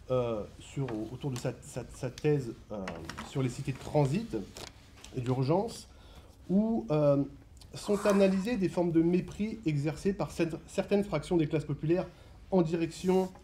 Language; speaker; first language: French; native; French